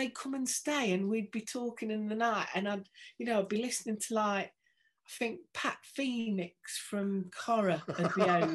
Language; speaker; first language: English; native; English